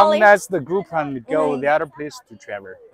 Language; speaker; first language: English; non-native, learner; Chinese